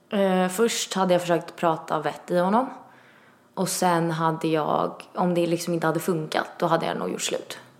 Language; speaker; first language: Swedish; early bilingual, other home language; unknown